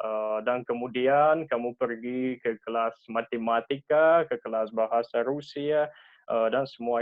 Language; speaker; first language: Indonesian; non-native, fluent; Russian